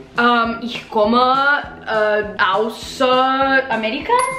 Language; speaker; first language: German; non-native, learner; English